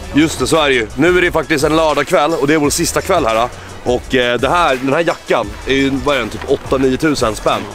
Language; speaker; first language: Swedish; native; Swedish